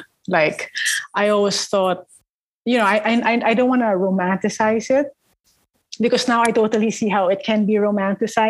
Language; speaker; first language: English; non-native, local second language; Filipino